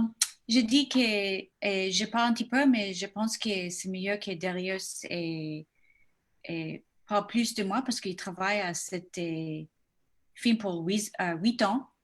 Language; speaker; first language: French; non-native, learner; English